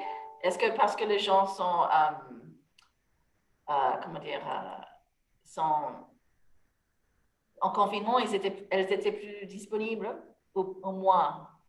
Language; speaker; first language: French; non-native, fluent; English